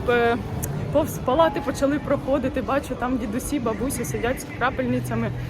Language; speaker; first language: Ukrainian; non-native, local second language; Russian